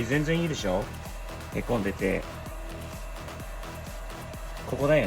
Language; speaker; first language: Japanese; non-native, fluent; English